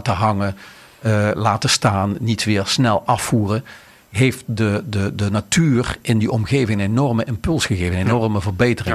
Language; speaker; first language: Dutch; native; Dutch